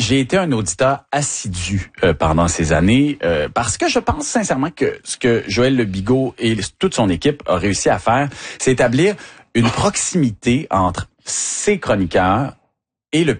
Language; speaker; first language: French; native; French